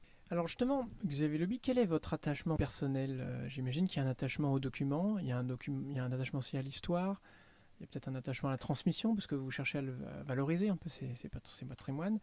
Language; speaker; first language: French; native; French